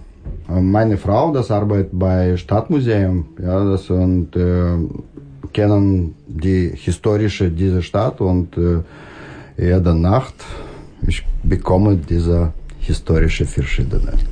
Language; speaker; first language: German; non-native, learner; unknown